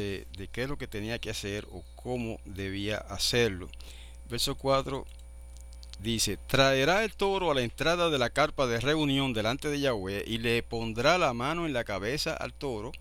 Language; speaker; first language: Spanish; native; Spanish